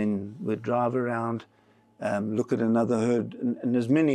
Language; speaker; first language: English; native; English